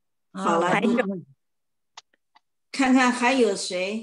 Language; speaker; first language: Chinese; native; Chinese